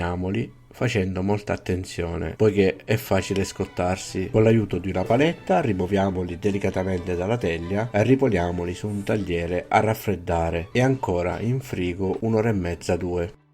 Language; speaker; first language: Italian; native; Italian